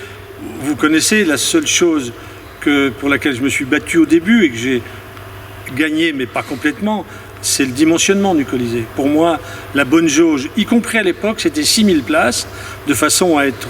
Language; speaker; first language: French; native; French